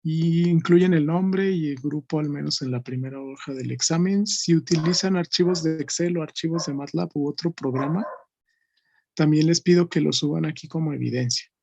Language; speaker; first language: Spanish; native; Spanish